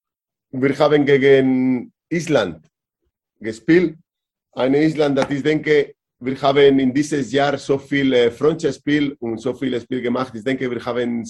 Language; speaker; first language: German; non-native, learner; Spanish